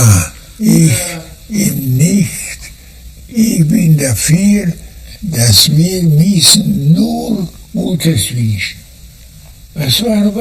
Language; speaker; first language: German; non-native, fluent; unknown